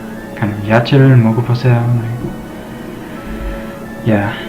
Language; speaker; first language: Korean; non-native, learner; English